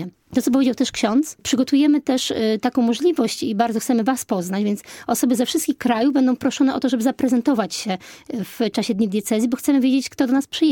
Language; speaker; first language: Polish; native; Polish